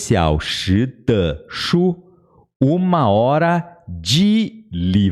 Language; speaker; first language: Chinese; non-native, fluent; Portuguese